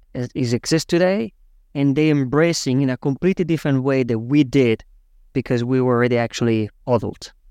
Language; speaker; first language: English; non-native, fluent; Italian